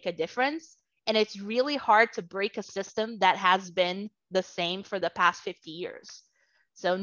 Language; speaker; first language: English; non-native, fluent; Portuguese